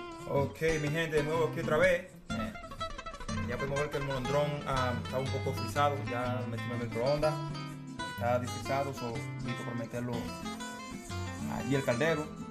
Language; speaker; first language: Spanish; native; Spanish